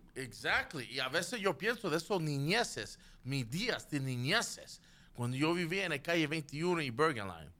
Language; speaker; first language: Spanish; early bilingual, heritage; Spanish